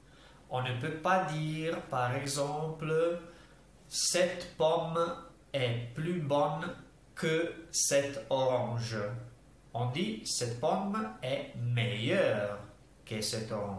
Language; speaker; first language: French; non-native, fluent; Italian